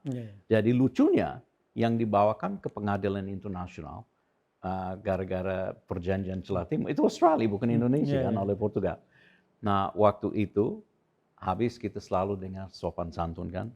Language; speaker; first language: Indonesian; non-native, fluent; English